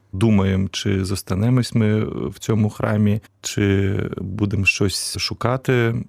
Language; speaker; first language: Ukrainian; native; Ukrainian